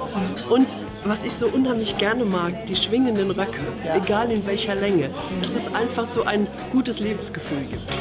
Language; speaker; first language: German; native; German